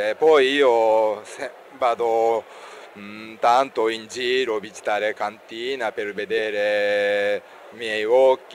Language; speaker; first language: Italian; non-native, learner; Japanese